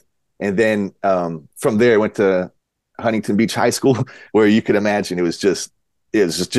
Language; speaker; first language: English; native; English